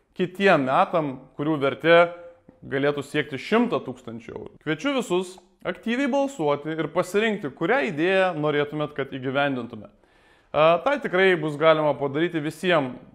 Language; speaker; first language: Lithuanian; native; Lithuanian